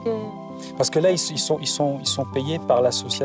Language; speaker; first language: French; native; French